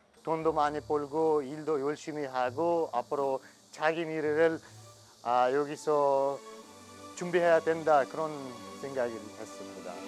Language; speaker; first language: Korean; non-native, fluent; Uzbek